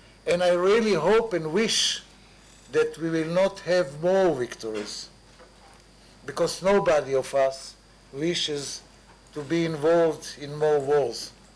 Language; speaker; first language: English; non-native, fluent; Hebrew